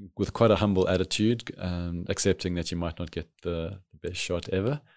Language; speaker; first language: English; native; English